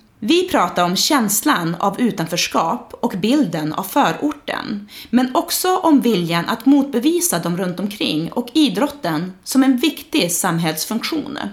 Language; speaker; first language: Swedish; early bilingual, other home language; Portuguese